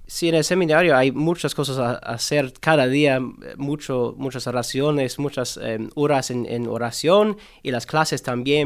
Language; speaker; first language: Spanish; non-native, learner; English